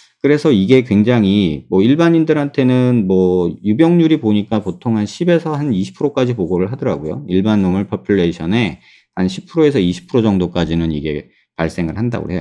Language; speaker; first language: Korean; native; Korean